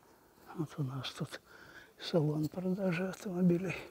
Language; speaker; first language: Russian; native; Russian